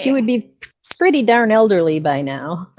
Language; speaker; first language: English; native; English